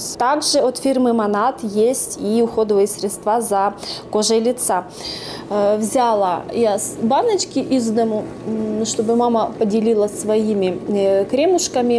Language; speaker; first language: Russian; native; Russian